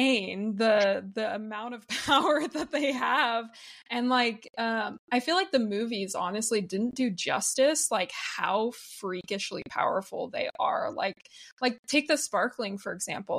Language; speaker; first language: English; native; English